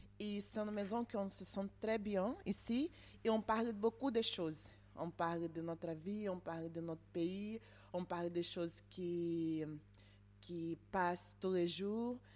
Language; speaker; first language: French; non-native, learner; Portuguese